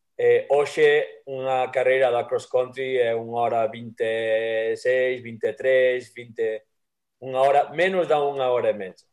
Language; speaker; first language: Spanish; native; Spanish